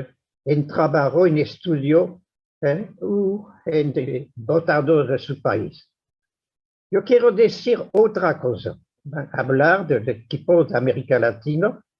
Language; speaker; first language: Spanish; non-native, fluent; French